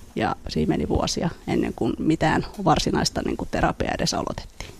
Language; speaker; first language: Finnish; early bilingual, other home language; Khmer